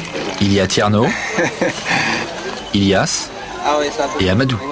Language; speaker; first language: French; native; French